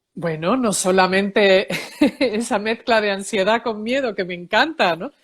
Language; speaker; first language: Spanish; early bilingual, heritage; Spanish